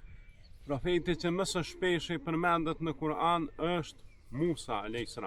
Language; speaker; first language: Albanian; native; Albanian